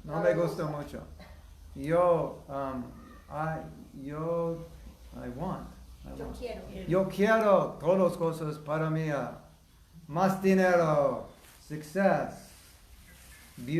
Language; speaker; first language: Spanish; non-native, learner; English